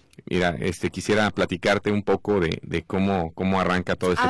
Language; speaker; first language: Spanish; native; Spanish